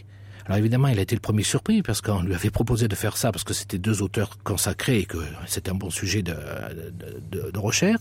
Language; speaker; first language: French; native; French